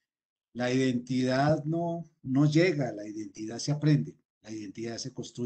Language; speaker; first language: Spanish; native; Spanish